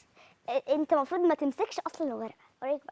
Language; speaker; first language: Arabic; native; Arabic